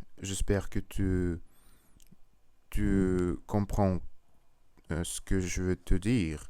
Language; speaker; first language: French; non-native, learner; Russian